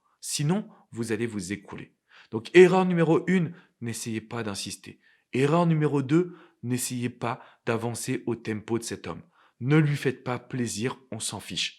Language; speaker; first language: French; native; French